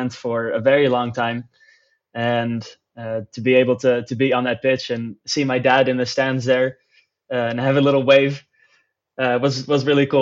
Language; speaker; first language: English; non-native, fluent; Dutch